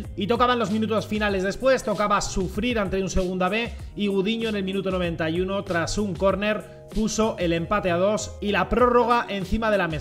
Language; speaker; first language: Spanish; native; Spanish